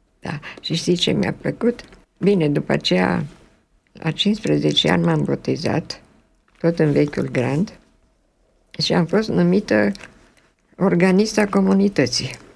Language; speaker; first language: Romanian; early bilingual, other home language; French